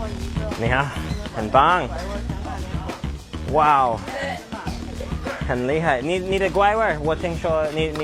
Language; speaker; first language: Chinese; non-native, learner; English